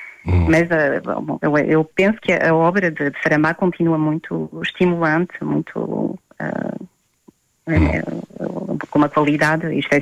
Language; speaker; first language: Portuguese; native; Portuguese